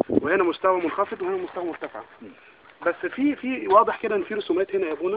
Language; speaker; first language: Arabic; native; Arabic